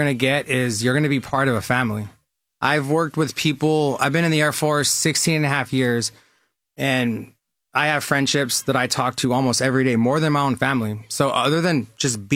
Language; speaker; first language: English; native; English